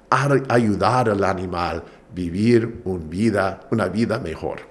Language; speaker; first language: Spanish; non-native, fluent; English